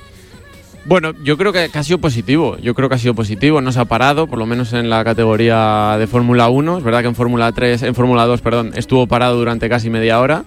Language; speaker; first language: Spanish; native; Spanish